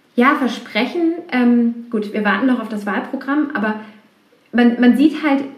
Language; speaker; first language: German; native; German